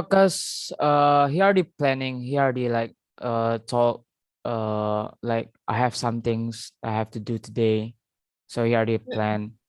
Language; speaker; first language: English; non-native, learner; Indonesian